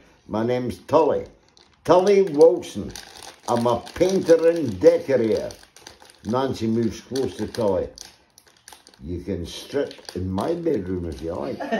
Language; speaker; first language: English; native; English